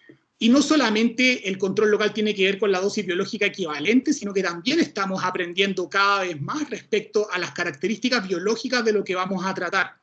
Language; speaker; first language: Spanish; native; Spanish